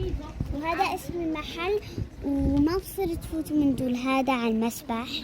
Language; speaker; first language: Arabic; native; Arabic